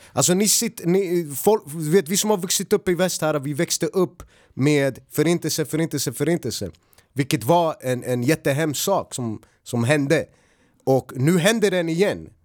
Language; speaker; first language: Swedish; early bilingual, other home language; Arabic